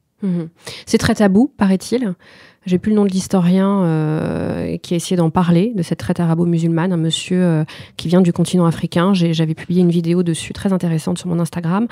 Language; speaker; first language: French; native; French